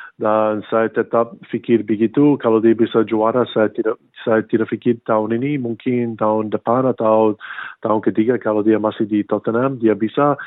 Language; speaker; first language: Indonesian; non-native, fluent; English